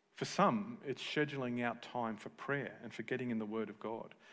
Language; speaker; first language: English; native; English